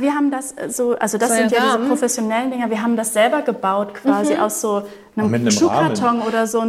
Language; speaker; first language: German; native; German